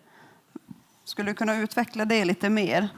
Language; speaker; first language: Swedish; native; Swedish